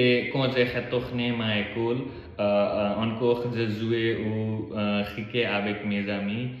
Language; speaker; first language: French; non-native, learner; Nepali